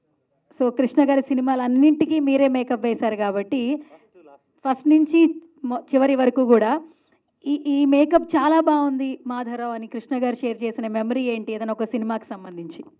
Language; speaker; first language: Telugu; native; Telugu